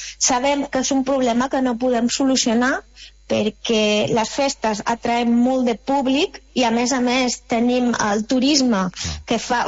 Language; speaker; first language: Catalan; non-native, fluent; Spanish